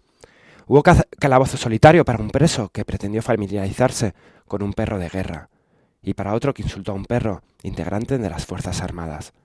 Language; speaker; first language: Spanish; native; Spanish